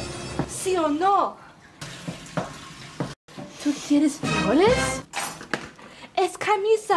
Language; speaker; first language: Spanish; non-native, learner; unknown